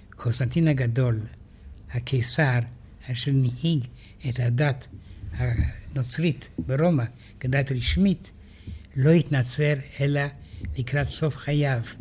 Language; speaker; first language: Hebrew; non-native, fluent; Romanian